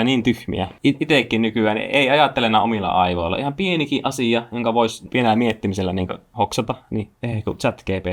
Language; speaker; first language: Finnish; native; Finnish